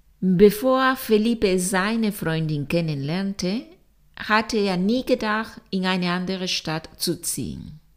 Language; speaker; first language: German; non-native, fluent; Spanish